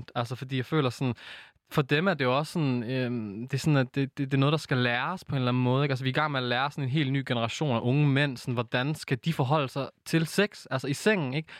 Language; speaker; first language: Danish; native; Danish